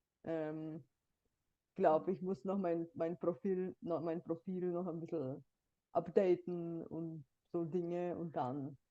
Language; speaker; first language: German; non-native, fluent; Bulgarian